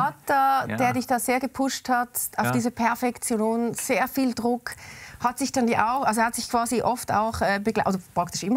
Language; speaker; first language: German; native; German